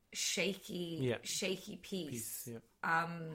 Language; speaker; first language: English; native; English